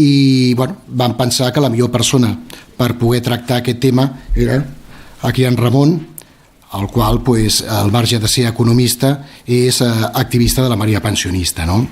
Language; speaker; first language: Catalan; native; Catalan